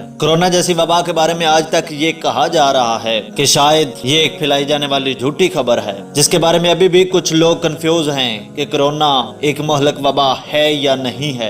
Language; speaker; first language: Urdu; native; Urdu